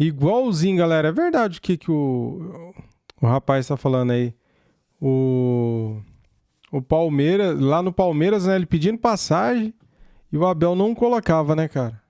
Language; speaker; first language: Portuguese; native; Portuguese